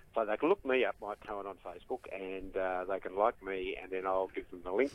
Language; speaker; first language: English; native; English